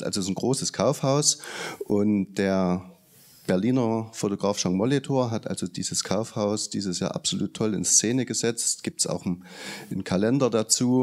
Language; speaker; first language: German; native; German